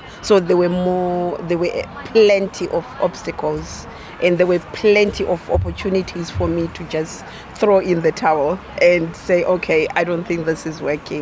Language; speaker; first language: English; non-native, local second language; Shona